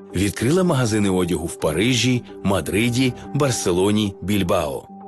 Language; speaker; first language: Ukrainian; native; Ukrainian